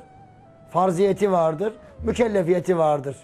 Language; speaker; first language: Turkish; native; Turkish